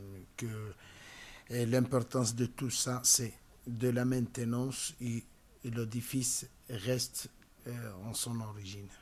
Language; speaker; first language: French; non-native, learner; Spanish